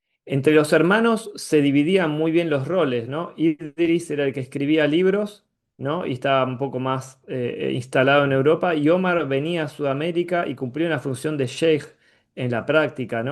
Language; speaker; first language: Spanish; native; Spanish